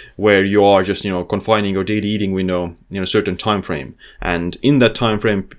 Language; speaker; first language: English; non-native, fluent; Estonian